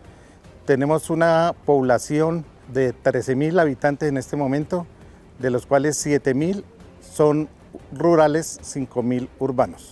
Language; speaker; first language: Spanish; native; Spanish